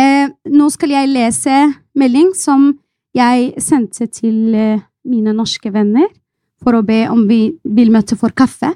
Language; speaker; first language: Norwegian; non-native, fluent; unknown